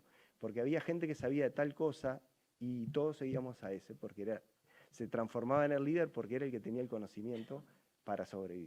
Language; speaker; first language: Spanish; native; Spanish